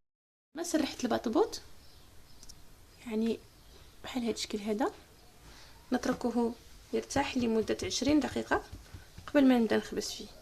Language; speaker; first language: Arabic; native; Arabic